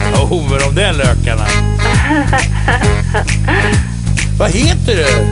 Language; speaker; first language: Swedish; native; Swedish